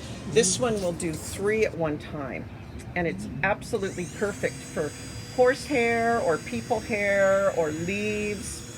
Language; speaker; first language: English; native; English